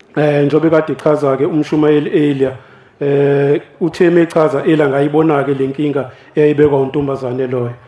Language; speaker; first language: Zulu; native; Zulu